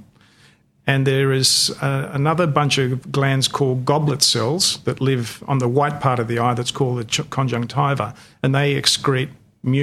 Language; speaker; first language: English; non-native, local second language; Greek